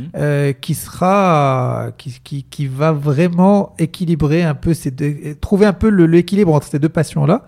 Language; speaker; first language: French; non-native, local second language; Arabic